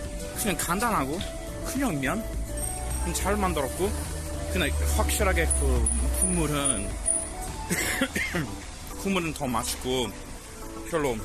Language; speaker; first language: Korean; non-native, fluent; English